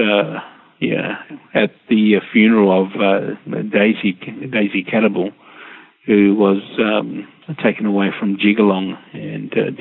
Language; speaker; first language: English; native; English